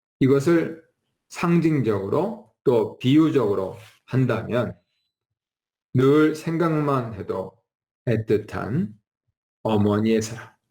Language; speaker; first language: Korean; native; Korean